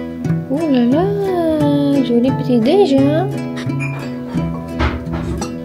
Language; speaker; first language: French; non-native, learner; Indonesian